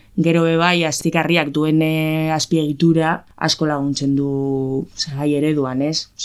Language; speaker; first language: Basque; native; Basque